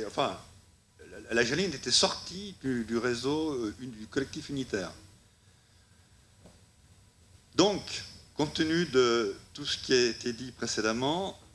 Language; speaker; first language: French; native; French